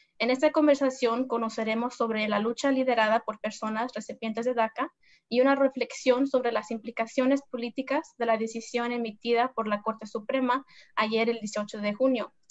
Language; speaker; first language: Spanish; early bilingual, heritage; Spanish